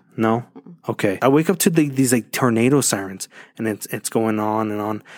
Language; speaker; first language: English; early bilingual, other home language; Spanish